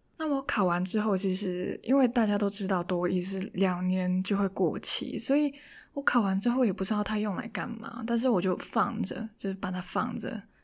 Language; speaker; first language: Chinese; non-native, local second language; Cantonese